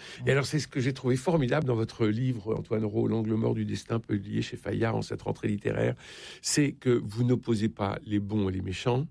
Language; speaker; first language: French; native; French